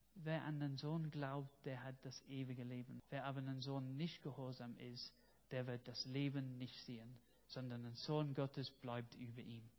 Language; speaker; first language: German; non-native, fluent; English